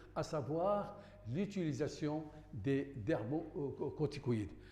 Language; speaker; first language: French; non-native, local second language; Arabic